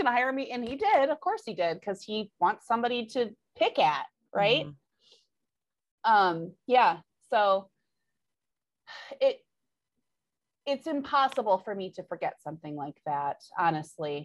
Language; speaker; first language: English; native; English